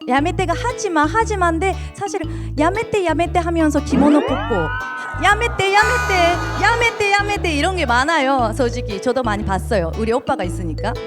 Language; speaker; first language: Korean; non-native, fluent; Japanese